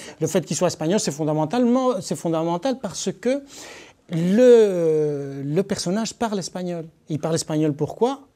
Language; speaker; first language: French; early bilingual, other home language; Spanish